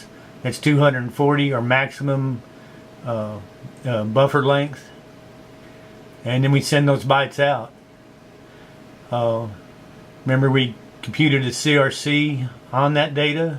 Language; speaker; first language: English; native; English